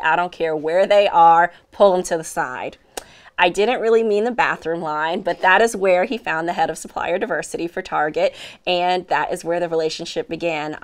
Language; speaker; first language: English; native; English